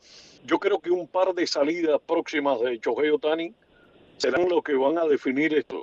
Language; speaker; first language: Spanish; native; Spanish